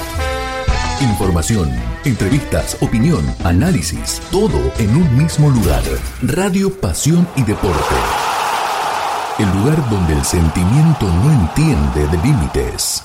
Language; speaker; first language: Spanish; native; Spanish